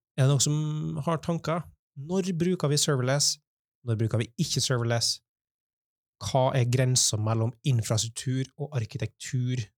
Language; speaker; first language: Norwegian; native; Norwegian